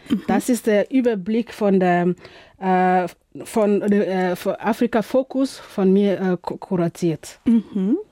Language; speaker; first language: German; non-native, fluent; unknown